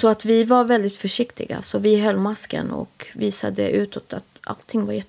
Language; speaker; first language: Swedish; native; Swedish